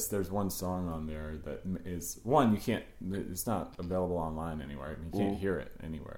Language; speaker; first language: English; native; English